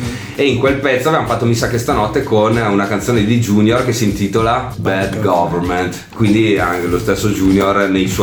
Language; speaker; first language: Italian; native; Italian